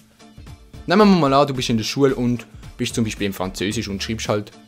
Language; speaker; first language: German; native; German